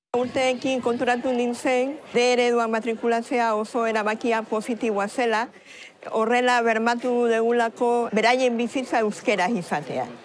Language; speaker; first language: Basque; non-native, fluent; Spanish